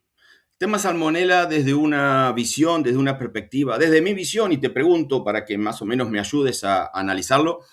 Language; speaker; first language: Spanish; native; Spanish